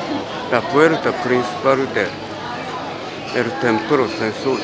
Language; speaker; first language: Spanish; non-native, learner; Japanese